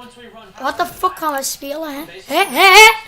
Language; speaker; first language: Dutch; native; Dutch